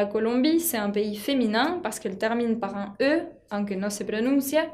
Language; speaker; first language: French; non-native, fluent; Spanish